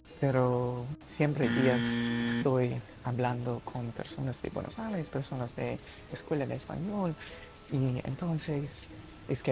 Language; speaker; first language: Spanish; non-native, learner; English